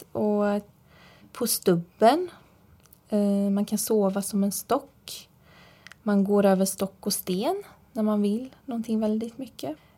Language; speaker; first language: Swedish; native; Swedish